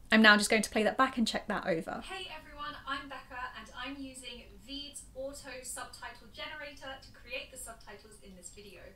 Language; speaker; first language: English; native; English